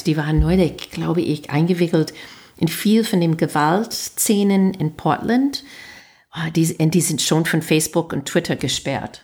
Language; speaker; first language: German; non-native, fluent; English